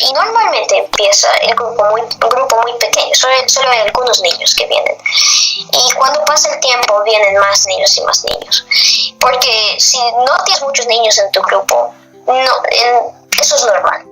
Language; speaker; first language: Spanish; non-native, fluent; English